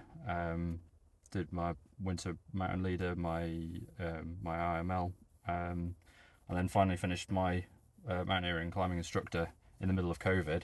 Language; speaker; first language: English; native; English